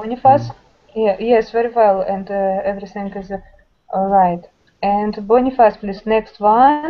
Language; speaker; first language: English; non-native, fluent; Russian